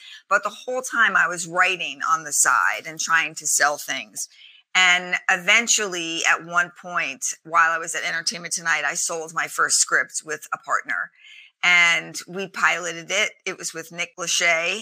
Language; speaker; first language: English; native; English